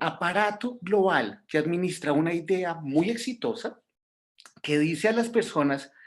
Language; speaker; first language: Spanish; native; Spanish